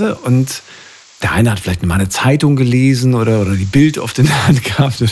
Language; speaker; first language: German; native; German